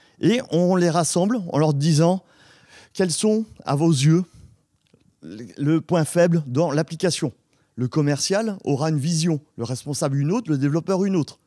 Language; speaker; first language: French; native; French